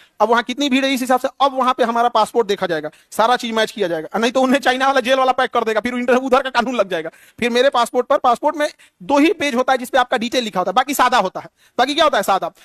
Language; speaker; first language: Hindi; native; Hindi